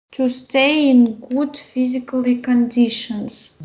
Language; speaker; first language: English; non-native, learner; Russian